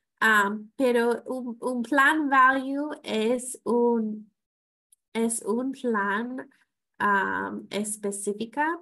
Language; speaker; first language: Spanish; non-native, fluent; English